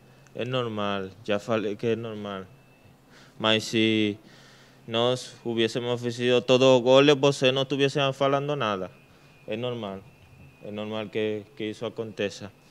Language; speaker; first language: Portuguese; non-native, learner; Spanish